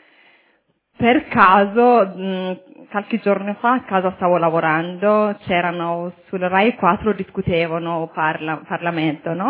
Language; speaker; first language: Italian; early bilingual, other home language; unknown